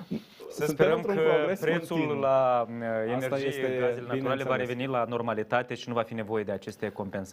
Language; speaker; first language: Romanian; native; Romanian